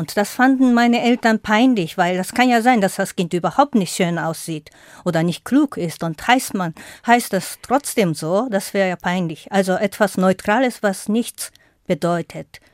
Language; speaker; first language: German; non-native, fluent; Japanese